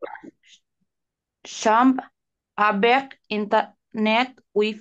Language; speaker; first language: French; non-native, learner; Bangla